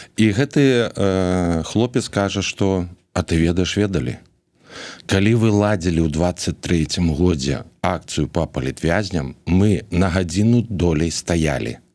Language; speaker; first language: Belarusian; native; Belarusian